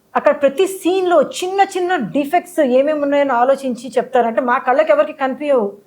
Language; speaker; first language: Telugu; early bilingual, heritage; Telugu